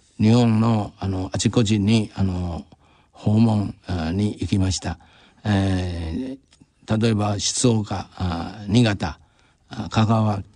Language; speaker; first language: Japanese; non-native, fluent; Chinese